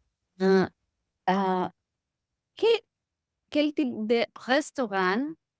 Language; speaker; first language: French; non-native, learner; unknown